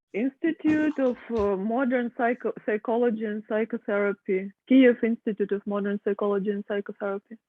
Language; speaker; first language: English; non-native, learner; Ukrainian